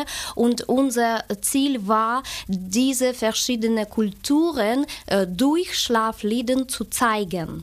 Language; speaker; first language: German; non-native, fluent; Ukrainian